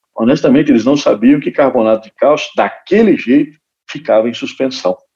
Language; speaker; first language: Portuguese; native; Portuguese